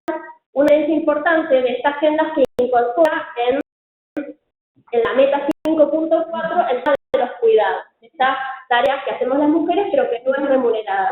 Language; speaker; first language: Spanish; native; Spanish